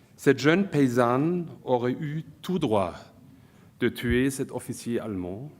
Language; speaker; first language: French; non-native, fluent; German